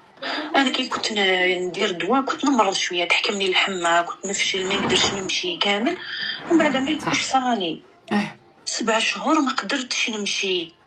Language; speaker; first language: Arabic; native; Arabic